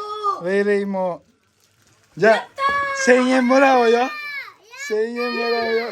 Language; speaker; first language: Japanese; non-native, learner; Filipino